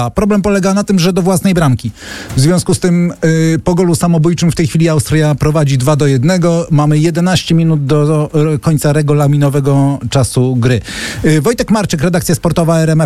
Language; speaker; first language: Polish; native; Polish